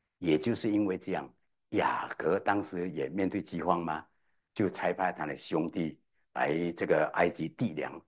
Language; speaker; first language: Chinese; native; Chinese